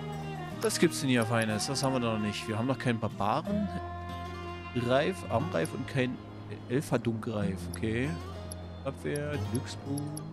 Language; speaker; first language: German; native; German